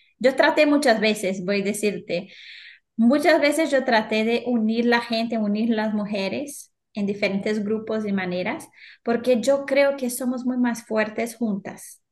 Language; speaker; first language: Spanish; non-native, fluent; Portuguese